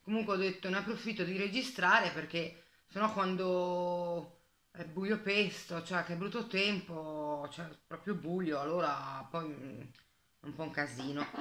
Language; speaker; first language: Italian; native; Italian